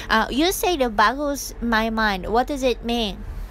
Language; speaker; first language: English; non-native, fluent; Japanese